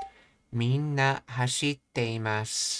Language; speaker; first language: Japanese; non-native, learner; English